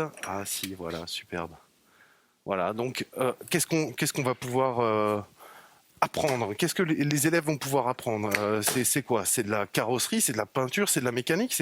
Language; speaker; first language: French; native; French